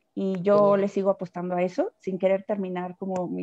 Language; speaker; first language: Spanish; native; Spanish